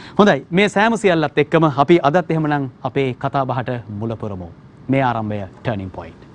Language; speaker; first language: Sinhala; native; Sinhala